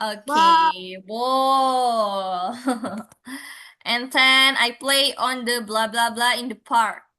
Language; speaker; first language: English; non-native, local second language; Indonesian